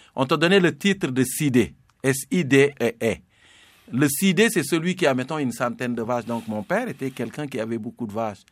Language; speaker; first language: French; non-native, local second language; Serer